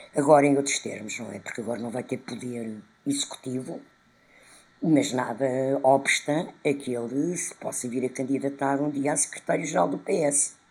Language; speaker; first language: Portuguese; native; Portuguese